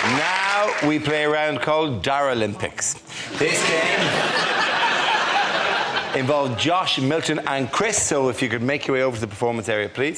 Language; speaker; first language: English; native; English